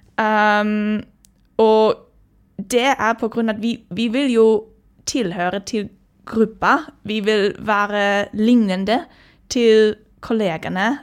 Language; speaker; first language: Norwegian; non-native, fluent; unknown